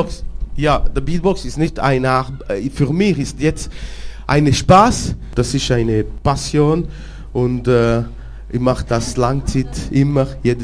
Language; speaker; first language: German; non-native, local second language; French